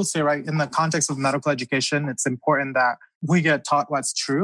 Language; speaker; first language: English; non-native, local second language; French